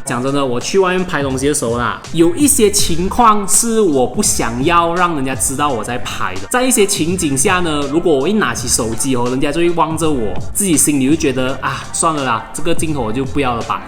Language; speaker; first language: Chinese; native; Chinese